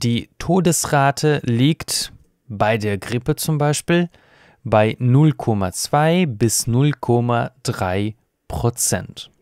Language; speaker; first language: German; non-native, fluent; Russian